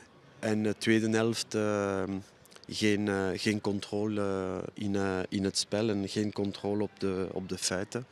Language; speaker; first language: Dutch; non-native, local second language; French